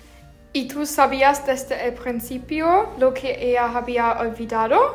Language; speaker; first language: Spanish; non-native, learner; German